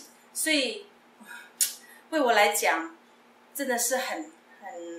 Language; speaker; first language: Chinese; non-native, local second language; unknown